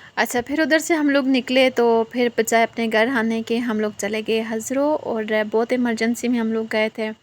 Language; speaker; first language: Urdu; non-native, local second language; Northern Hindko